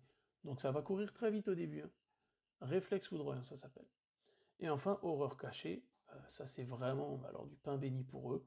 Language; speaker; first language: French; native; French